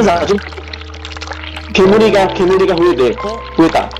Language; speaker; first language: Japanese; non-native, learner; Chinese